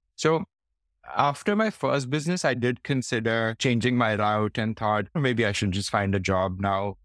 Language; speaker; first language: English; non-native, local second language; Hindi